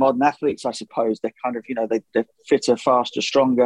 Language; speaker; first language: English; native; English